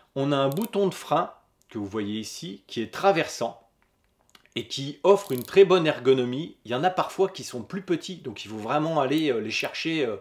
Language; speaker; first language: French; native; French